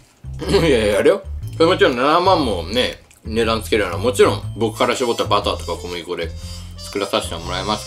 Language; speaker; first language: Japanese; native; Japanese